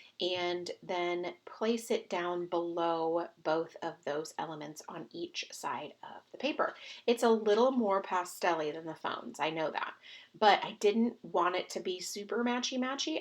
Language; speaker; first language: English; native; English